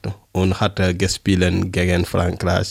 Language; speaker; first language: German; non-native, learner; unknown